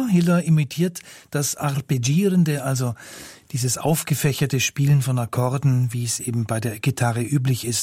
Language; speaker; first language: German; native; German